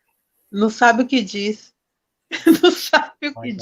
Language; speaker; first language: Portuguese; native; Portuguese